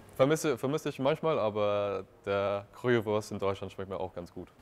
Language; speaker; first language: German; non-native, fluent; English